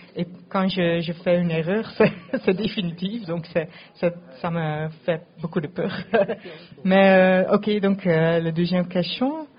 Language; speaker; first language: French; non-native, fluent; Dutch